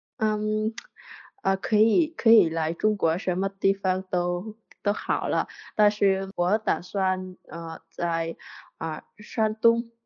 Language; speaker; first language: Chinese; non-native, learner; Vietnamese